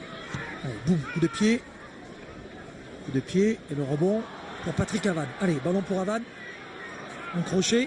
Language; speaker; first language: French; native; French